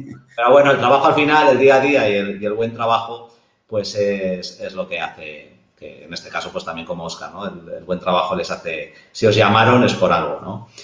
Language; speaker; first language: Spanish; native; Spanish